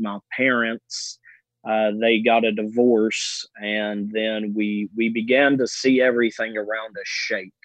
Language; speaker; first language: English; native; English